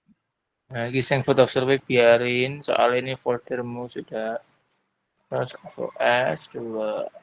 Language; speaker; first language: Indonesian; non-native, local second language; Javanese